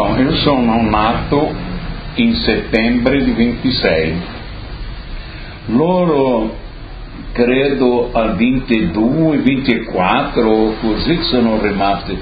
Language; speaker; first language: Italian; early bilingual, heritage; Portuguese